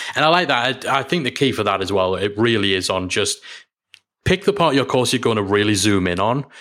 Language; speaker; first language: English; native; English